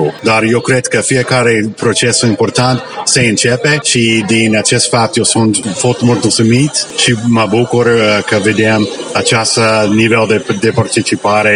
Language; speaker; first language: Romanian; non-native, learner; English